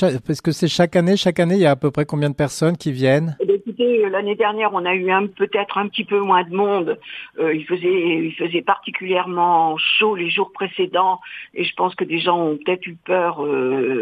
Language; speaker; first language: French; native; French